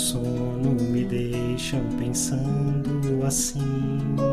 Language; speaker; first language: Portuguese; native; Portuguese